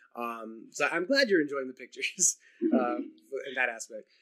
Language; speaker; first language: English; native; English